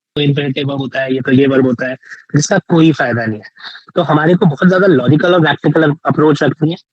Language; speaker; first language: Hindi; native; Hindi